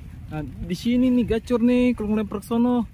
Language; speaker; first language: Indonesian; non-native, local second language; Sundanese